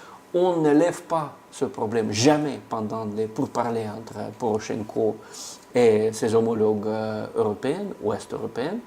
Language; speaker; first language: French; non-native, fluent; Russian